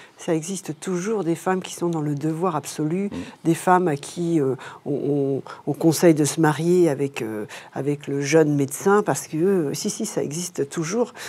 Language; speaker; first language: French; native; French